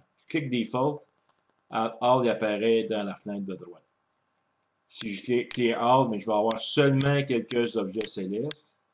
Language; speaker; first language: French; native; French